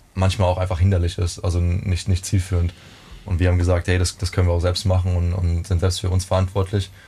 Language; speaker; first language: German; native; German